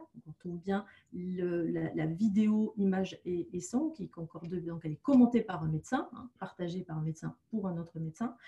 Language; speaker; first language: French; native; French